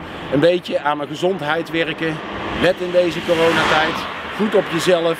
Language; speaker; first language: Dutch; native; Dutch